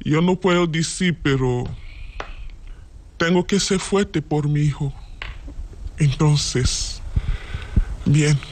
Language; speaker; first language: Spanish; non-native, learner; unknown